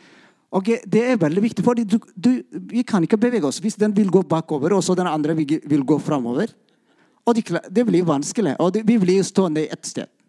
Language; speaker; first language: Norwegian; non-native, fluent; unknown